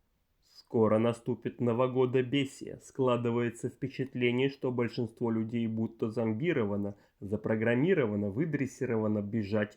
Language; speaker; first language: Russian; native; Russian